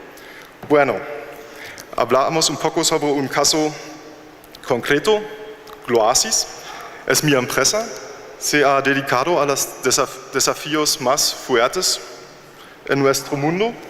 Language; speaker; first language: Spanish; non-native, learner; German